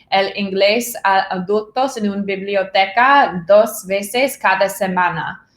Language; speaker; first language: Spanish; non-native, fluent; English